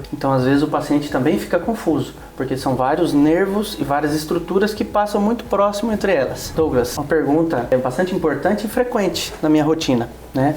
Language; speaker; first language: Portuguese; native; Portuguese